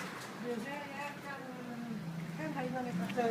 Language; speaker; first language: Hebrew; non-native, fluent; Georgian